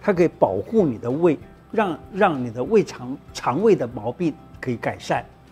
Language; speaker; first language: Chinese; native; Chinese